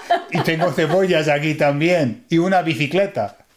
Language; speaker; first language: Spanish; non-native, fluent; English